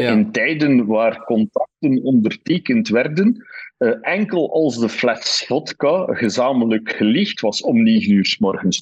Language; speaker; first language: Dutch; native; Dutch